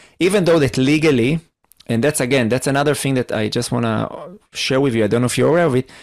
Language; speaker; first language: English; non-native, fluent; Hebrew